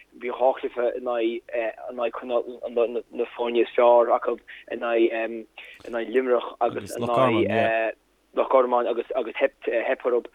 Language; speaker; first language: Irish; native; Irish